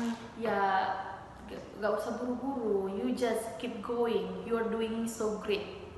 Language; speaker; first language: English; non-native, learner; Indonesian